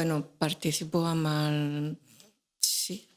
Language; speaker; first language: Catalan; non-native, local second language; Spanish